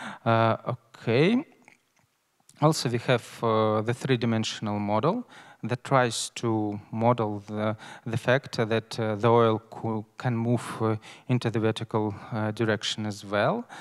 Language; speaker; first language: English; non-native, fluent; Russian